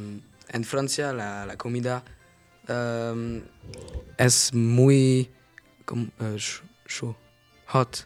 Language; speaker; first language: Spanish; non-native, learner; French